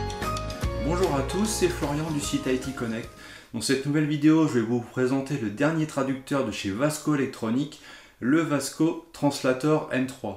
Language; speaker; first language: French; native; French